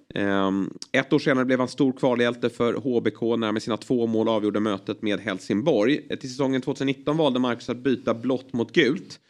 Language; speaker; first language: Swedish; native; Swedish